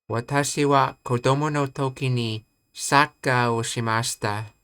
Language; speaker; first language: Japanese; non-native, learner; English